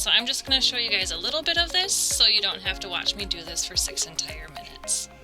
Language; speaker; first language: English; native; English